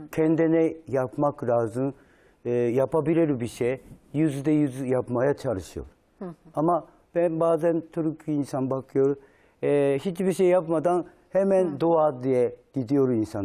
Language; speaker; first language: Turkish; non-native, learner; Japanese